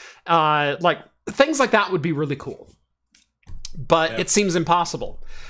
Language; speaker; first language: English; native; English